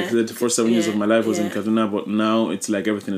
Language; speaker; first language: English; non-native, local second language; Yoruba